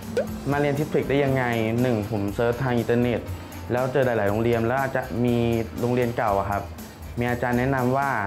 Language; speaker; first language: Thai; native; Thai